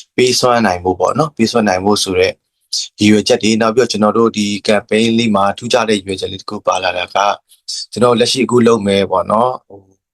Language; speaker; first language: Burmese; non-native, local second language; S'gaw Karen